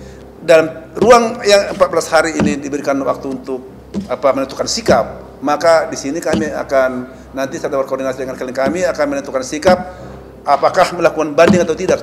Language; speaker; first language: Indonesian; native; Indonesian